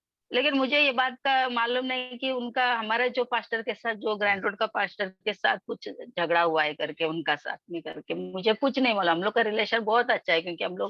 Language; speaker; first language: Hindi; non-native, local second language; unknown